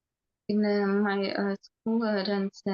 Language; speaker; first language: English; non-native, learner; Russian